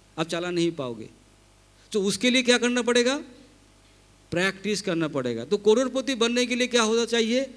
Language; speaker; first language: Hindi; non-native, local second language; Bangla